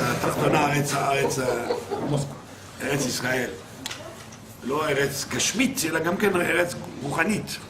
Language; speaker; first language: Hebrew; non-native, fluent; French